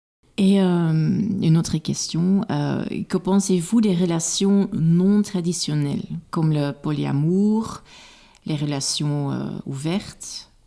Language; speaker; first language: French; non-native, local second language; Dutch